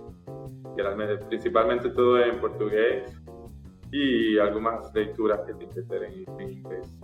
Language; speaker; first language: Portuguese; non-native, learner; Spanish